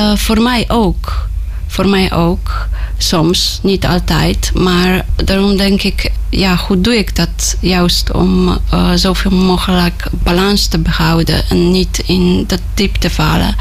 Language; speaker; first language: Dutch; non-native, learner; Polish